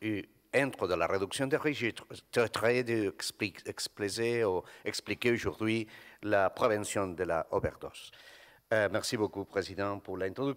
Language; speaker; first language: French; non-native, learner; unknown